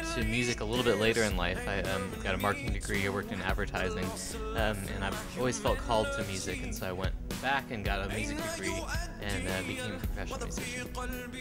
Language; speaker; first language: English; native; English